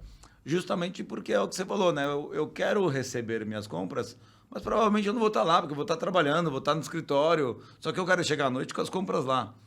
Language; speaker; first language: Portuguese; native; Portuguese